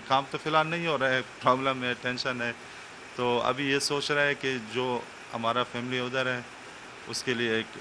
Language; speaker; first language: Hindi; non-native, fluent; Persian